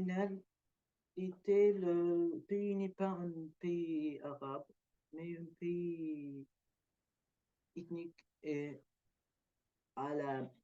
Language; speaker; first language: French; non-native, learner; Arabic